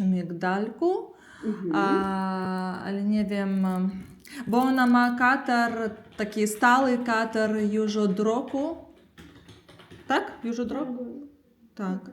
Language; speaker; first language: Polish; non-native, learner; Russian